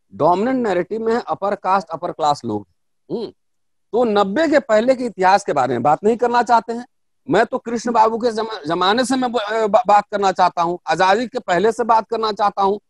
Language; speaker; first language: Hindi; native; Hindi